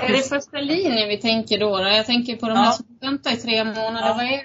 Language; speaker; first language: Swedish; native; Swedish